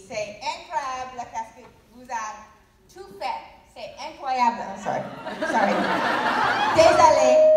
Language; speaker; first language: French; non-native, learner; English